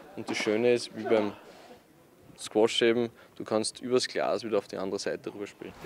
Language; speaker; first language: German; native; German